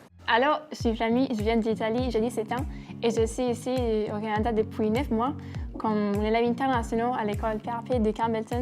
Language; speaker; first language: French; non-native, fluent; Italian